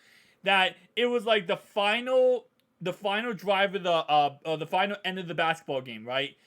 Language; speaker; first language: English; native; English